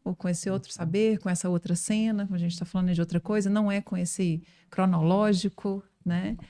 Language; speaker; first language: Portuguese; native; Portuguese